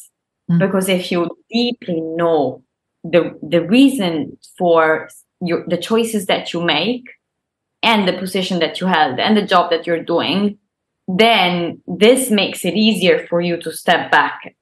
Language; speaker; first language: English; non-native, fluent; Italian